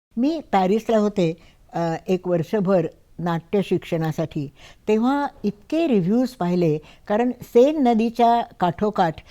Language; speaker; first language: Marathi; native; Marathi